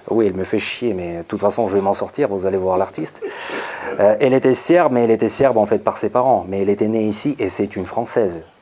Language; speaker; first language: French; non-native, fluent; Russian